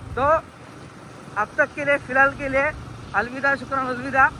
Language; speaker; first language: Hindi; non-native, local second language; Marathi